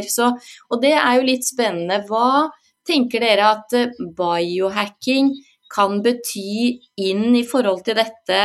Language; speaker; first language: Norwegian; native; Norwegian